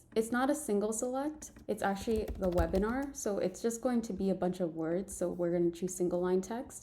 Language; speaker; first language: English; native; English